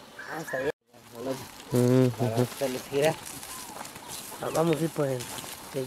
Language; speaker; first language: Spanish; native; Spanish